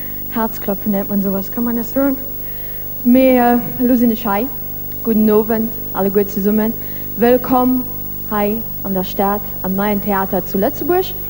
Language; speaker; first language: German; non-native, local second language; Luxembourgish